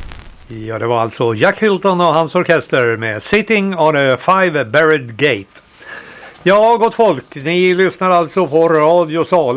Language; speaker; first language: Swedish; native; Swedish